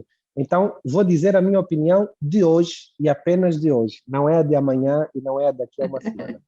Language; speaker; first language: Portuguese; native; Portuguese